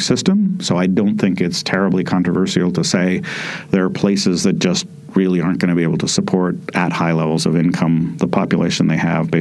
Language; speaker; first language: English; native; English